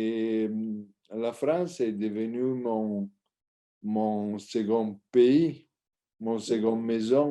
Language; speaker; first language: French; non-native, learner; Italian